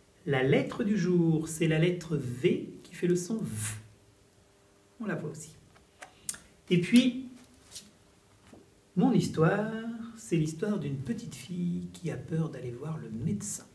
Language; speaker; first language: French; native; French